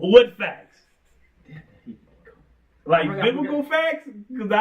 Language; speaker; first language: English; native; English